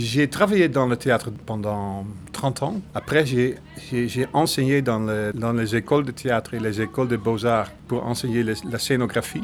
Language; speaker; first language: French; non-native, fluent; Dutch